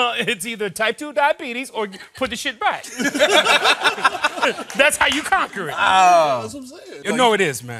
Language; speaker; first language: English; native; English